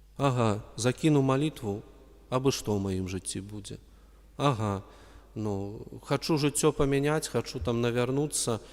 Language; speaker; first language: Belarusian; non-native, local second language; Russian